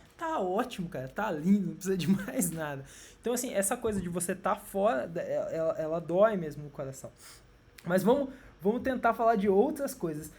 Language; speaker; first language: Portuguese; native; Portuguese